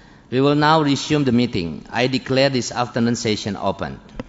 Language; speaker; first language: English; non-native, fluent; Indonesian